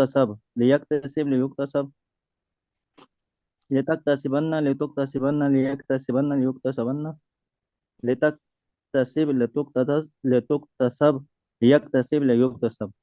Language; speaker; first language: Arabic; non-native, learner; Urdu